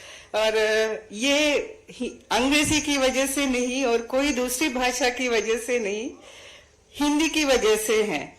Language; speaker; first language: Hindi; non-native, fluent; Sinhala